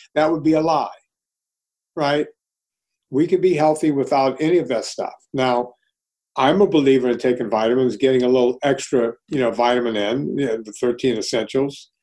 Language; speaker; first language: English; early bilingual, other home language; Italian